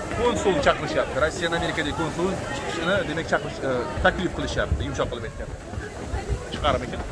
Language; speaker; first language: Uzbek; non-native, local second language; Russian